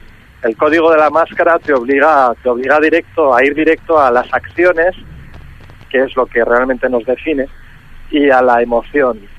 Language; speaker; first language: Spanish; native; Spanish